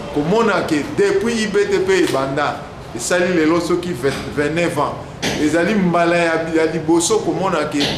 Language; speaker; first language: Lingala; native; Lingala